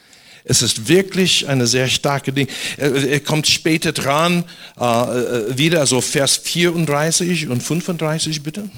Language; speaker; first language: German; non-native, fluent; English